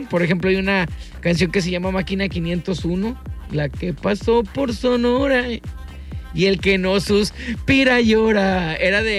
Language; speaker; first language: Spanish; native; Spanish